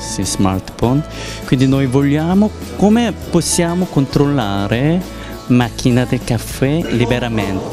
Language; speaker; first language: Italian; non-native, learner; Korean